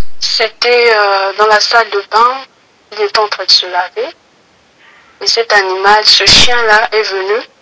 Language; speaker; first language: French; non-native, local second language; Lingala